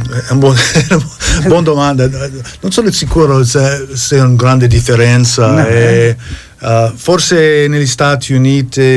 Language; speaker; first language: Italian; non-native, fluent; English